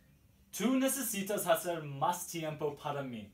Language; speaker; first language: Spanish; non-native, learner; English